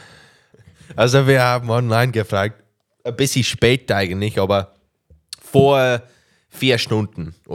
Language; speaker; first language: German; non-native, learner; English